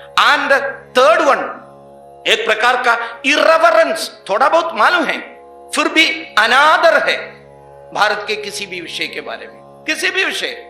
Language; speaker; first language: Hindi; non-native, local second language; Malayalam